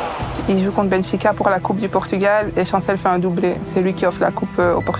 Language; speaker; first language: French; native; French